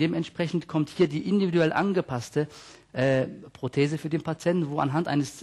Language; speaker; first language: German; native; German